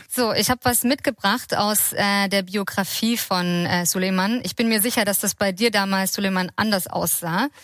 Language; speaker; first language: German; native; German